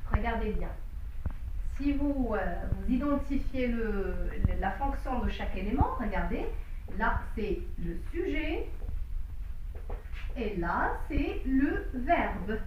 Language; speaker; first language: French; non-native, local second language; Arabic